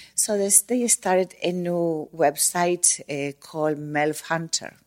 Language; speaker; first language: English; non-native, learner; Spanish